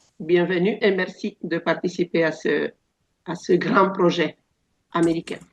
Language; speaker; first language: French; non-native, fluent; Spanish